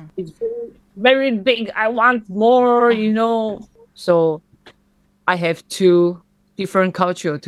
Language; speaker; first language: English; non-native, learner; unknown